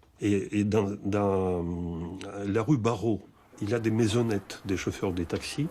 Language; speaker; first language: French; non-native, fluent; Russian